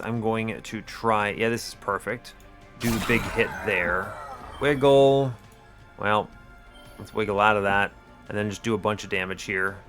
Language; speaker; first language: English; native; English